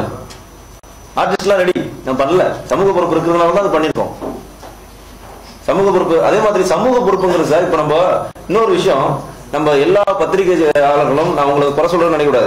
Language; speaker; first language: Tamil; native; Tamil